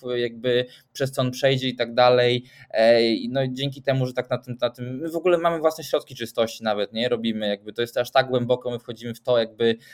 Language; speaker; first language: Polish; non-native, fluent; Swedish